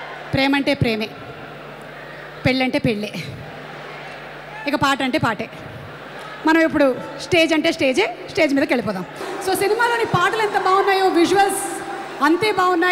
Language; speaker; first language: Telugu; native; Telugu